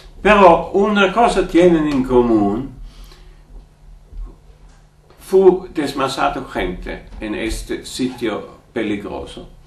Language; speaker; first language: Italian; non-native, fluent; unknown